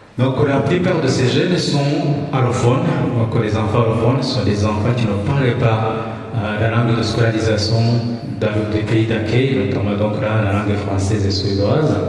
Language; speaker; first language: French; non-native, local second language; Kinyarwanda